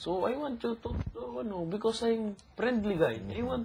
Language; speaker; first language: English; non-native, local second language; Filipino